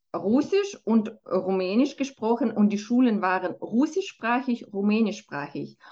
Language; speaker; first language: German; non-native, fluent; Romanian